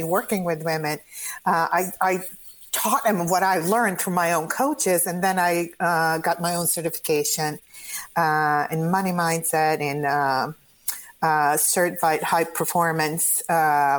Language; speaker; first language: English; non-native, fluent; Croatian